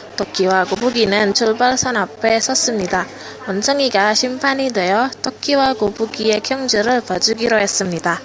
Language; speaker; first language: Korean; non-native, learner; Indonesian